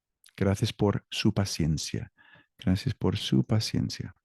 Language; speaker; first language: Spanish; non-native, fluent; English